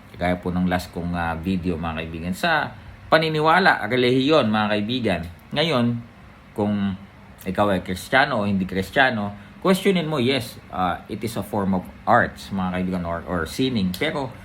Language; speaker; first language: Filipino; native; Filipino